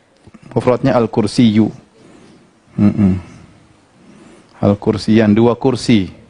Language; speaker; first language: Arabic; non-native, fluent; Indonesian